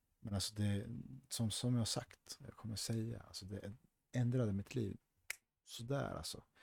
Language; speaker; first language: Swedish; early bilingual, other home language; Spanish